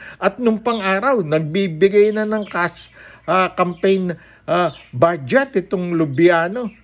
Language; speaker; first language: Filipino; native; Filipino